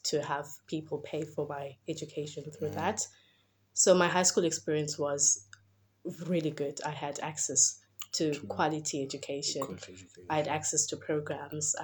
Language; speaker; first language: English; non-native, local second language; Xhosa